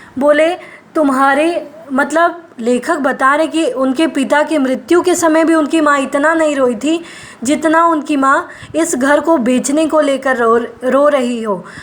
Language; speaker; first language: Hindi; non-native, local second language; Gujarati